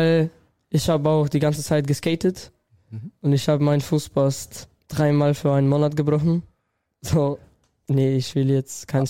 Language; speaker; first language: German; non-native, learner; Russian